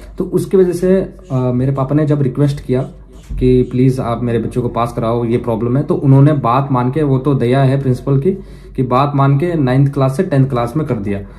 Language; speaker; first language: Hindi; native; Hindi